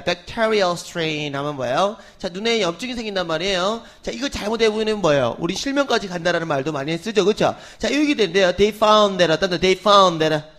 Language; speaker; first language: Korean; native; Korean